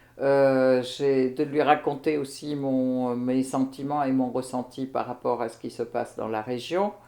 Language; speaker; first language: French; non-native, fluent; Arabic